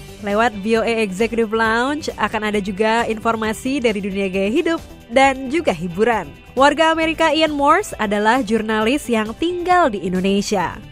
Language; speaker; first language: Indonesian; native; Indonesian